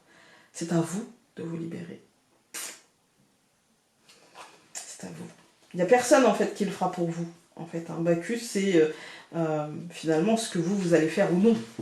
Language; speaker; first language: French; native; French